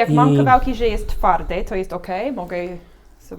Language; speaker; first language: Polish; non-native, learner; English